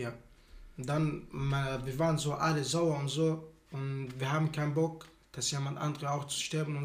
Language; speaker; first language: German; non-native, learner; Arabic